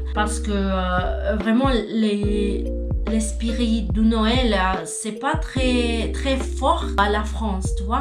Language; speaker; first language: French; non-native, learner; Spanish